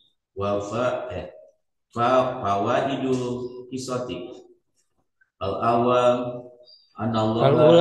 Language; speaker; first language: Arabic; non-native, learner; Indonesian